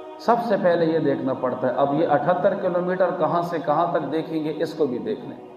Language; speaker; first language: Urdu; non-native, local second language; Pashto